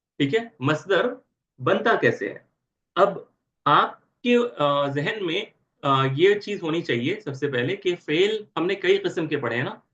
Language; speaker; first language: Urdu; native; Urdu